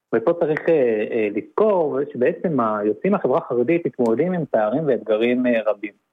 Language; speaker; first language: Hebrew; native; Hebrew